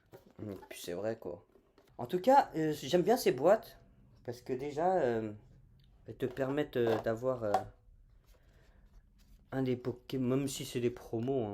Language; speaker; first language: French; native; French